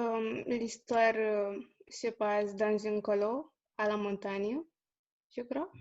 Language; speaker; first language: French; non-native, learner; Romanian